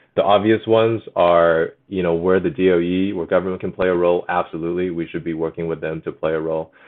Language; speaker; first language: English; early bilingual, other home language; Chinese